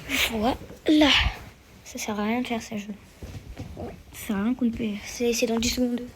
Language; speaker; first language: French; native; French